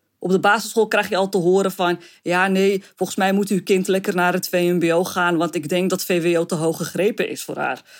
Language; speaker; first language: Dutch; early bilingual, other home language; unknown